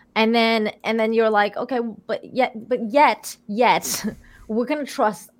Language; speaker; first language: English; early bilingual, other home language; Persian